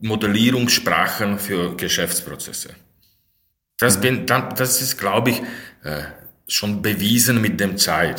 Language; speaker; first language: German; non-native, fluent; Slovak